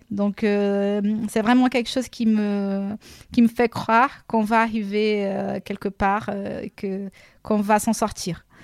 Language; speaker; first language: French; non-native, fluent; Portuguese